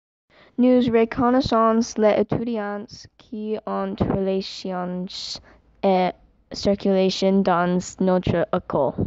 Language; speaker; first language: French; non-native, learner; English